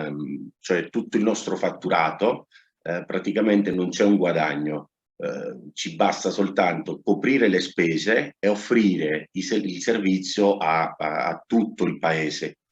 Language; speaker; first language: Italian; non-native, learner; Spanish